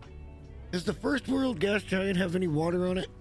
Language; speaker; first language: English; native; English